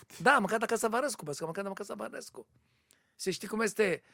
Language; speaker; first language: Romanian; non-native, learner; Hebrew